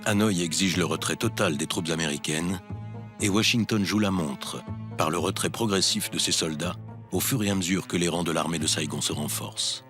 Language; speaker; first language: French; native; French